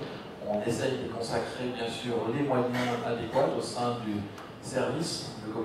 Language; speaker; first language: French; native; French